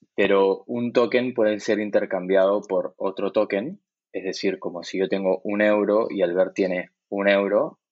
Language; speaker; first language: Spanish; native; Spanish